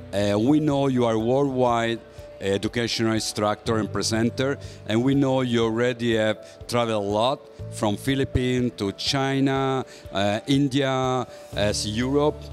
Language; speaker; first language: English; non-native, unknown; Italian